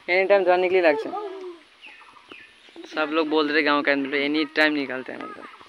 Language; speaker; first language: Hindi; non-native, local second language; Nepali